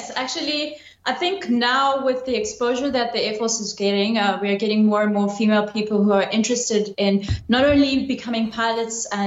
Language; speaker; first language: English; non-native, local second language; Zulu